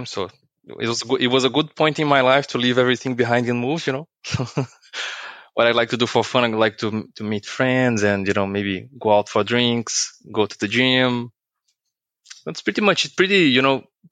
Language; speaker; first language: English; non-native, fluent; Portuguese